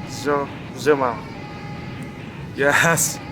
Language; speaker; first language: English; non-native, learner; Vietnamese